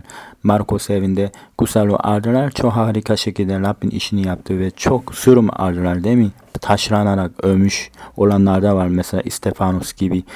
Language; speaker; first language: Turkish; non-native, fluent; Korean